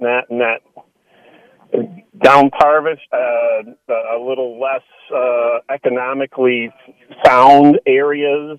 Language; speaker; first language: English; native; English